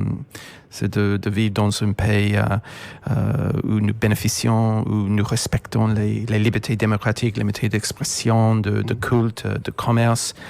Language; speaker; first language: French; non-native, fluent; English